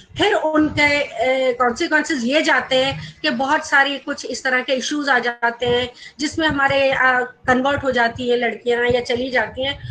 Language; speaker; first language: Urdu; non-native, local second language; Gujarati